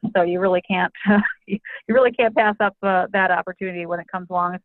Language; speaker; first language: English; native; English